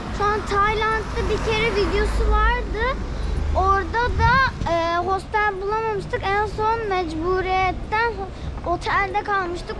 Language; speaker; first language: Turkish; native; Turkish